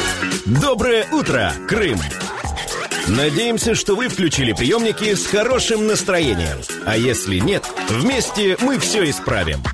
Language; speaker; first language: Russian; native; Russian